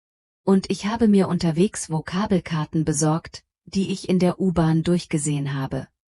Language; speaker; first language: German; non-native, fluent; Polish